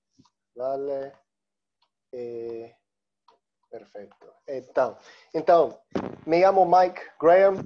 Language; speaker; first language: Spanish; non-native, learner; Portuguese